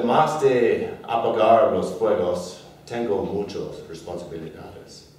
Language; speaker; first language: Spanish; non-native, learner; English